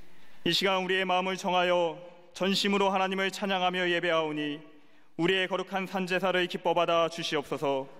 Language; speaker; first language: Korean; native; Korean